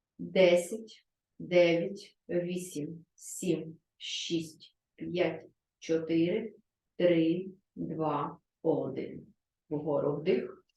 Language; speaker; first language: Ukrainian; non-native, local second language; Russian